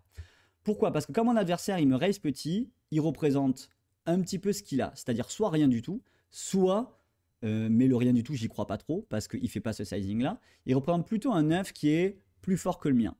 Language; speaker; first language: French; native; French